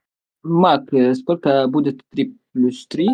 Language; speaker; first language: Russian; non-native, learner; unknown